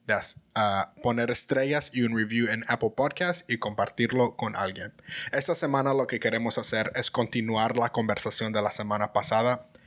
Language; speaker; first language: Spanish; early bilingual, heritage; Spanish